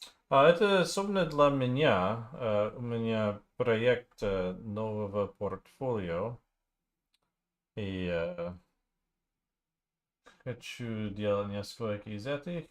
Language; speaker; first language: Russian; non-native, learner; English